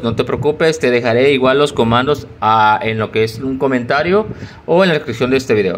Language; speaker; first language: Spanish; native; Spanish